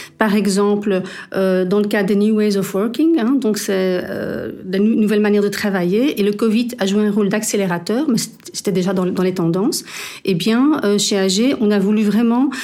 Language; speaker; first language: French; native; French